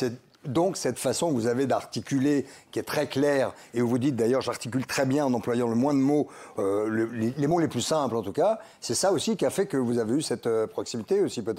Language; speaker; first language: French; native; French